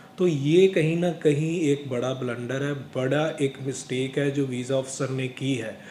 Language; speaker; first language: Hindi; non-native, local second language; Punjabi